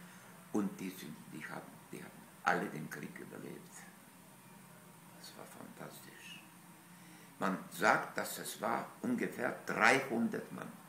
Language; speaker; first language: German; non-native, fluent; Polish